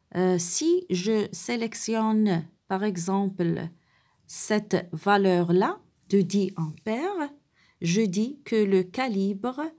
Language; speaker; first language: French; non-native, local second language; Arabic